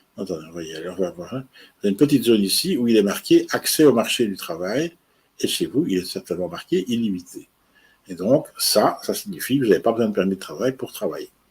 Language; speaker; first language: French; native; French